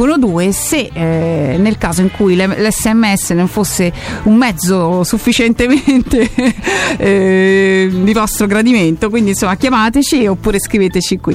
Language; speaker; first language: Italian; native; Italian